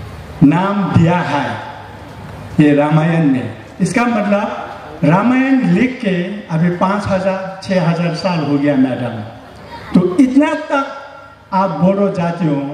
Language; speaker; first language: Hindi; non-native, learner; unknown